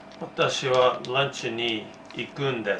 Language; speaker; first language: Japanese; non-native, learner; English